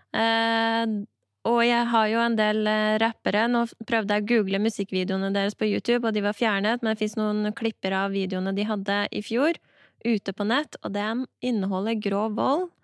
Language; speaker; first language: Norwegian; early bilingual, other home language; Persian